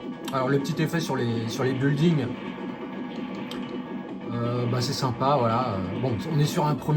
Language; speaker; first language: French; native; French